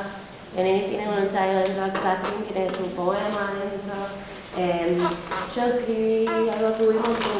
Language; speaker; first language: Spanish; non-native, fluent; English